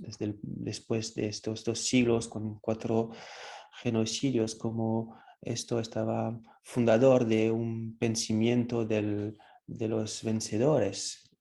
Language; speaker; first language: Spanish; non-native, fluent; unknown